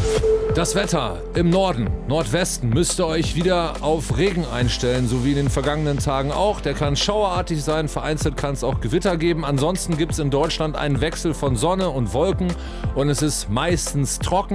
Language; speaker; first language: German; native; German